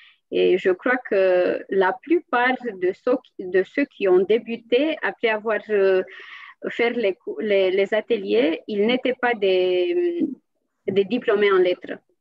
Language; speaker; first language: French; non-native, fluent; Romanian